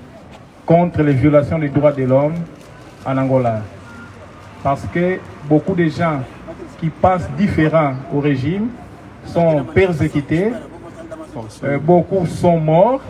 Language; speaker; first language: French; non-native, fluent; Portuguese